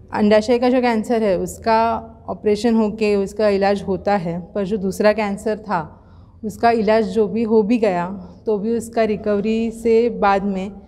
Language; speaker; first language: Hindi; non-native, local second language; Marathi